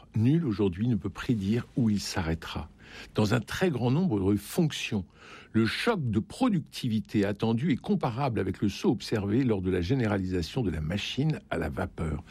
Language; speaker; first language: French; native; French